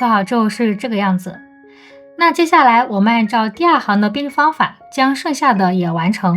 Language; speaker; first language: Chinese; native; Chinese